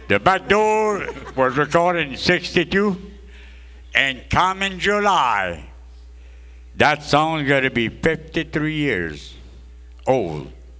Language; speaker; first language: English; early bilingual, other home language; French